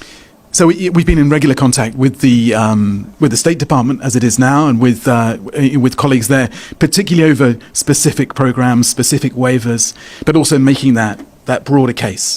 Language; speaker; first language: English; native; English